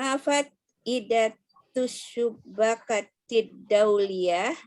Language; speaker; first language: Arabic; non-native, learner; Indonesian